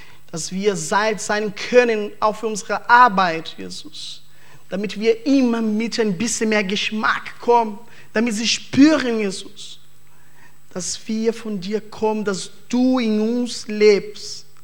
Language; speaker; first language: German; non-native, fluent; Portuguese